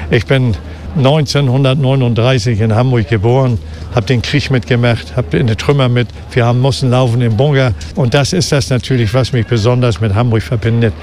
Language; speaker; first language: German; native; German